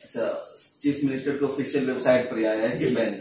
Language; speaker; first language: Hindi; native; Hindi